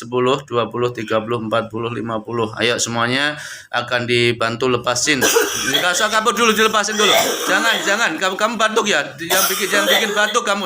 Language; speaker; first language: Indonesian; native; Indonesian